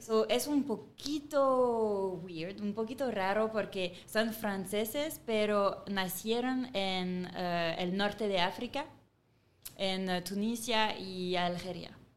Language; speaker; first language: Spanish; non-native, fluent; French